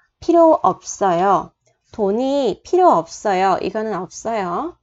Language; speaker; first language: Korean; non-native, fluent; Vietnamese